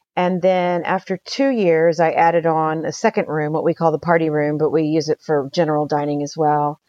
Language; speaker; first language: English; native; English